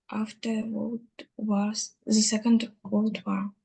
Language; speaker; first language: English; non-native, learner; Russian